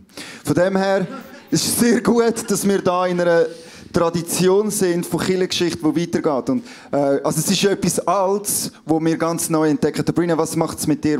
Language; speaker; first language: German; native; German